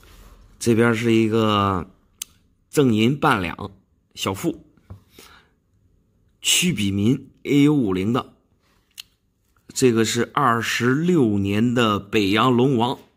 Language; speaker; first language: Chinese; native; Chinese